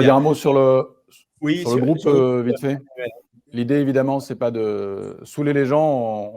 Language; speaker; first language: French; native; French